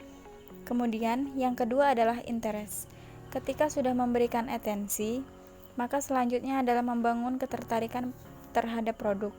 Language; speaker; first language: Indonesian; native; Indonesian